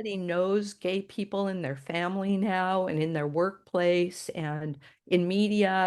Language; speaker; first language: English; native; English